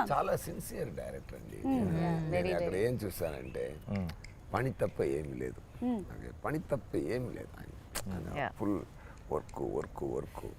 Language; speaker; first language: Telugu; non-native, fluent; Tamil